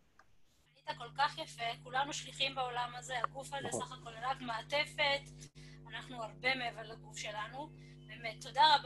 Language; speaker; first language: Hebrew; native; Hebrew